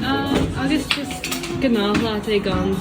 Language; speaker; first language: Irish; non-native, local second language; English